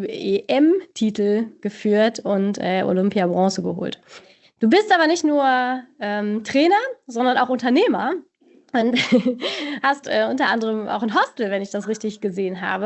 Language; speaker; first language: German; native; German